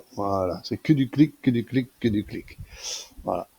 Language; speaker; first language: French; native; French